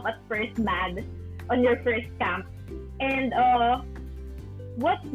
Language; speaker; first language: English; non-native, local second language; Bikol